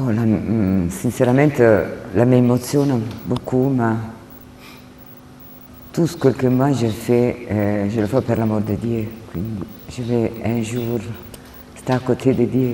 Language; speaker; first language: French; non-native, learner; Italian